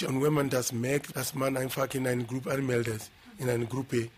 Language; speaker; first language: German; non-native, fluent; Yoruba